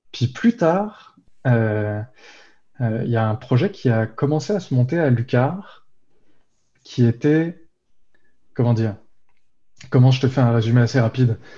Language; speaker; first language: French; native; French